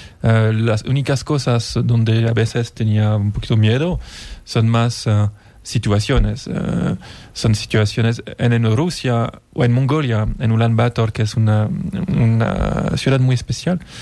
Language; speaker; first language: Spanish; non-native, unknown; French